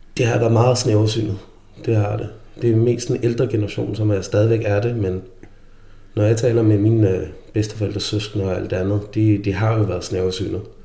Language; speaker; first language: Danish; early bilingual, other home language; Faroese